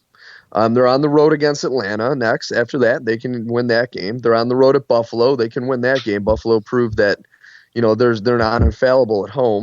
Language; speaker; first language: English; native; English